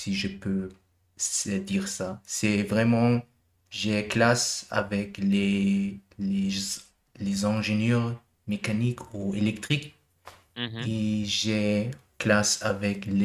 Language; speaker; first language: French; non-native, learner; German